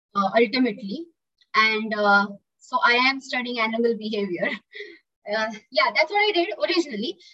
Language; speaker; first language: English; non-native, local second language; Marathi